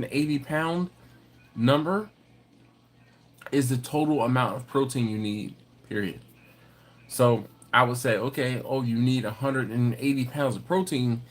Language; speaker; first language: English; native; English